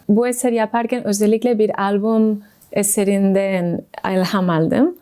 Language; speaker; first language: Turkish; non-native, fluent; English